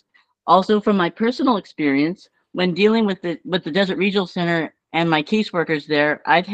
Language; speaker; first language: English; native; English